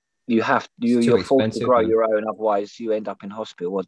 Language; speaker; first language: English; native; English